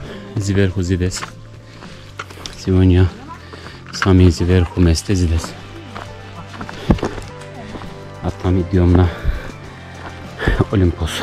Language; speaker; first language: Russian; non-native, learner; Turkish